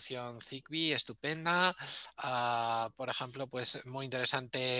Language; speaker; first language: Spanish; native; Spanish